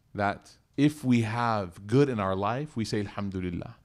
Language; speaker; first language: English; native; English